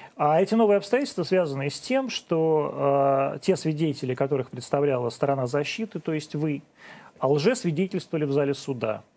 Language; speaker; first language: Russian; native; Russian